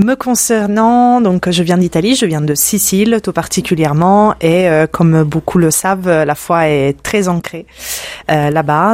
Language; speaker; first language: French; non-native, fluent; Italian